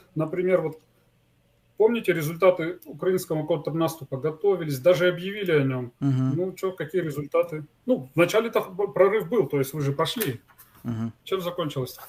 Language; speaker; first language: Russian; native; Russian